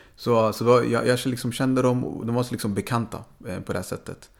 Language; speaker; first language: Swedish; native; Swedish